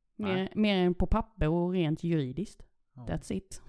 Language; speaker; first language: Swedish; early bilingual, other home language; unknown